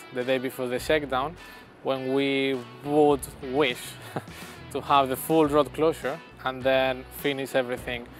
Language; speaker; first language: English; non-native, fluent; Spanish